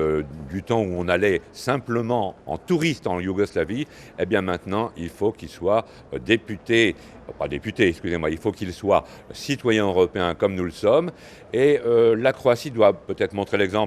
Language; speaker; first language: French; native; French